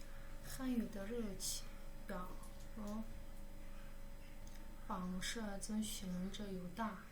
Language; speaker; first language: Chinese; non-native, fluent; Kyrgyz